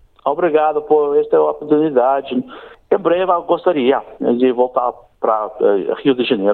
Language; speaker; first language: Portuguese; non-native, learner; English